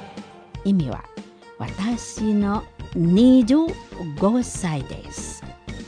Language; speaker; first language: Japanese; non-native, fluent; Indonesian